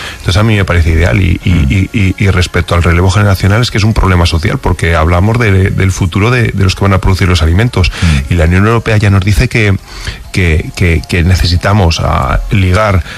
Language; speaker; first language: Spanish; native; Spanish